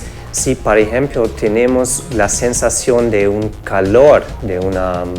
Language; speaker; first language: Spanish; non-native, fluent; German